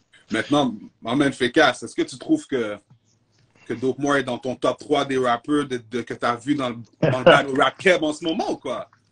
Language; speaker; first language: French; native; French